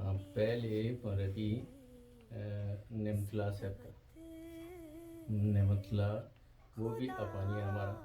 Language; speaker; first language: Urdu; non-native, learner; Pashto